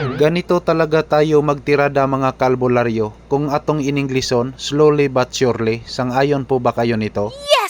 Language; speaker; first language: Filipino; non-native, local second language; Cebuano